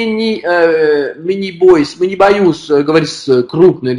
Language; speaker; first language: Russian; non-native, learner; French